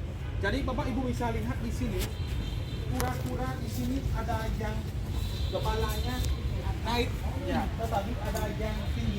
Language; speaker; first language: Indonesian; non-native, fluent; Vietnamese